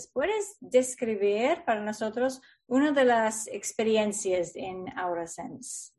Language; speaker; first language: Spanish; non-native, fluent; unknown